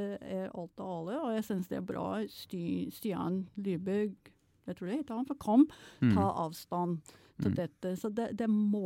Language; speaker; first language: Norwegian; non-native, fluent; English